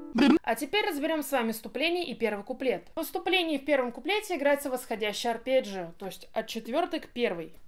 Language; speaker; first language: Russian; native; Russian